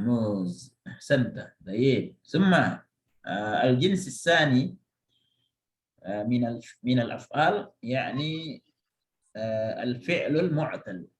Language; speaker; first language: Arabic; non-native, fluent; Indonesian